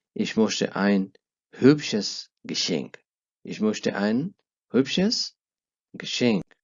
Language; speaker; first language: German; non-native, fluent; Urdu